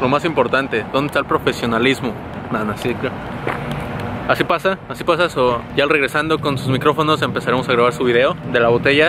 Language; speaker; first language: Spanish; native; Spanish